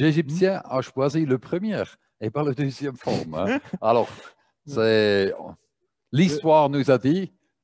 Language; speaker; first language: French; non-native, fluent; German